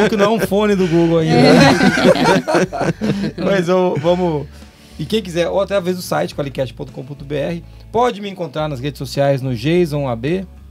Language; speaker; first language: Portuguese; native; Portuguese